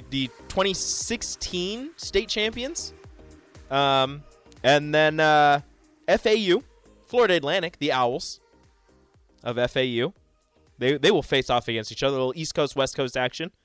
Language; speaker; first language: English; native; English